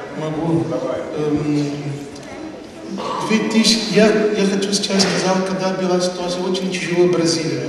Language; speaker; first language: Russian; non-native, learner; Portuguese